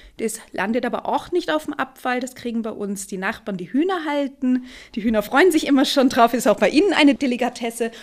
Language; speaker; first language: German; native; German